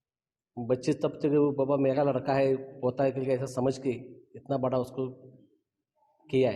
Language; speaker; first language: Hindi; non-native, local second language; Marathi